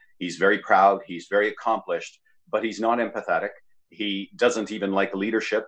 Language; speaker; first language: English; native; English